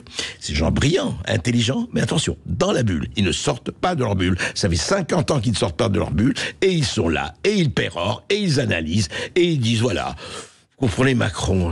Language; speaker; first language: French; native; French